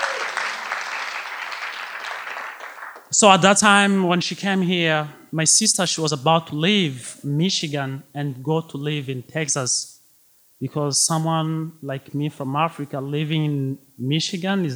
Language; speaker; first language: English; non-native, fluent; Rundi